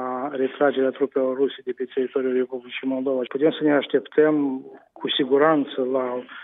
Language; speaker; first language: Romanian; native; Romanian